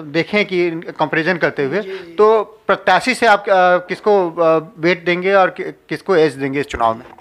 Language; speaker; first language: Hindi; native; Hindi